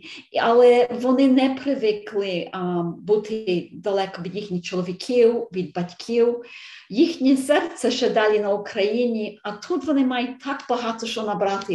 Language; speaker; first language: Ukrainian; early bilingual, heritage; Ukrainian